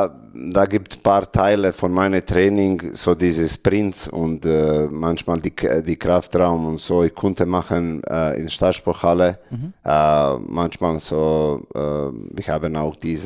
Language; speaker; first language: German; non-native, learner; Serbian